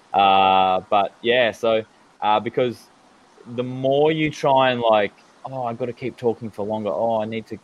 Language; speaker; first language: English; native; English